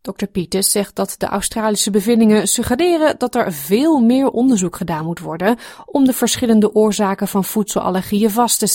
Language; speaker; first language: Dutch; native; Dutch